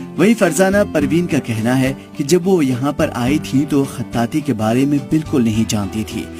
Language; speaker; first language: Urdu; native; Urdu